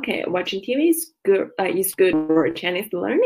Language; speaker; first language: English; non-native, learner; Chinese